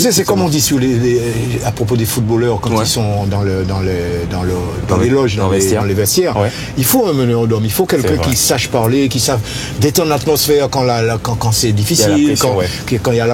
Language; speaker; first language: French; native; French